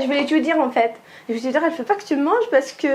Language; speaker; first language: French; non-native, local second language; Arabic